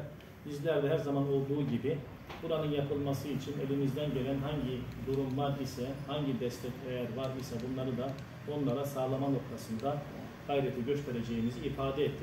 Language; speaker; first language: Turkish; native; Turkish